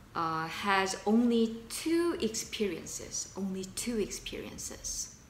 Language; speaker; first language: English; non-native, fluent; Korean